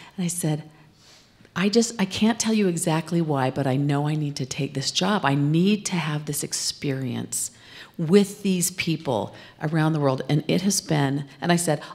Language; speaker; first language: English; native; English